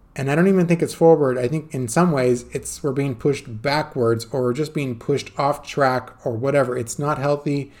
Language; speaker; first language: English; native; English